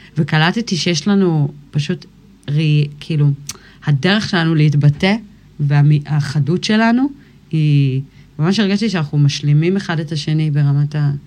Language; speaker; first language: Hebrew; early bilingual, other home language; English